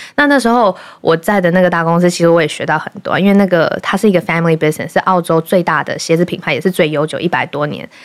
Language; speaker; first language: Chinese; early bilingual, heritage; Chinese